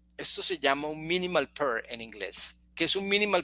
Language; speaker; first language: Spanish; native; Spanish